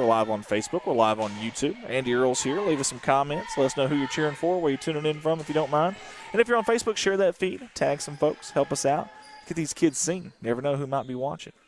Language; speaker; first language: English; native; English